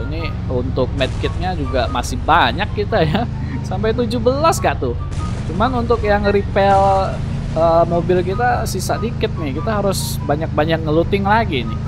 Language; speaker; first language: Indonesian; native; Indonesian